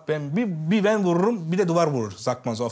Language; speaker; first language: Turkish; early bilingual, heritage; Turkish